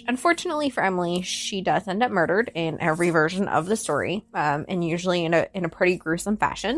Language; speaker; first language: English; native; English